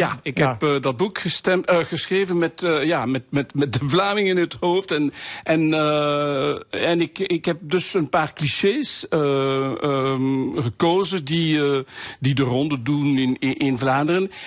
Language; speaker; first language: Dutch; non-native, local second language; French